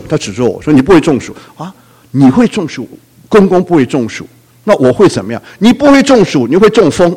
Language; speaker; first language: Chinese; non-native, local second language; Cantonese